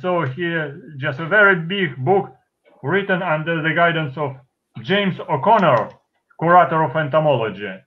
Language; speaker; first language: English; non-native, fluent; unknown